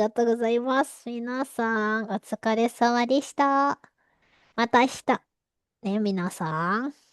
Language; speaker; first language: Japanese; non-native, fluent; Indonesian